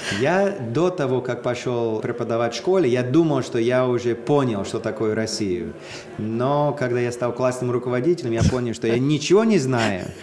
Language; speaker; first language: Russian; non-native, fluent; English